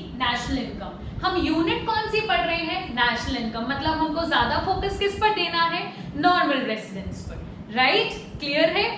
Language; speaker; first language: Hindi; native; Hindi